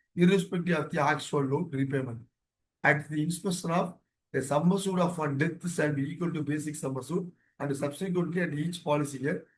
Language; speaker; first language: English; non-native, local second language; Tamil